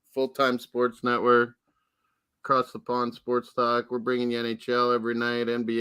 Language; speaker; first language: English; native; English